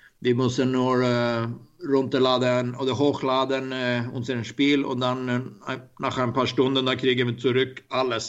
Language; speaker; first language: German; non-native, learner; Swedish